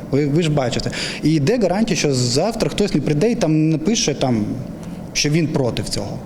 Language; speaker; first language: Ukrainian; native; Ukrainian